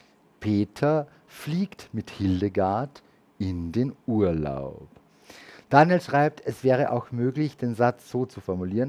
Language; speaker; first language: German; native; German